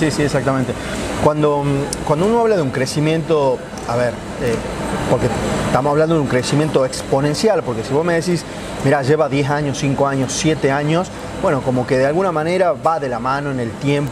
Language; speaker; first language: Spanish; native; Spanish